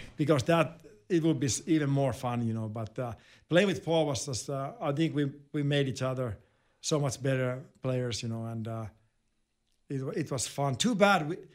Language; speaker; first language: English; non-native, fluent; Finnish